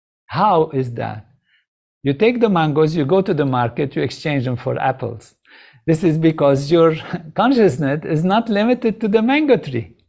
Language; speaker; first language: English; non-native, fluent; Arabic